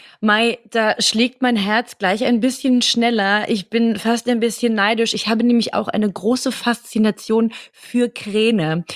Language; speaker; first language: German; native; German